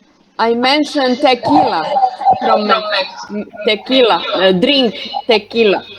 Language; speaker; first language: English; non-native, learner; Hungarian